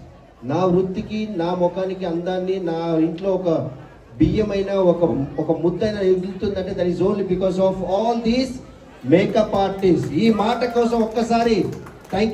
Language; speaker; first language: Telugu; native; Telugu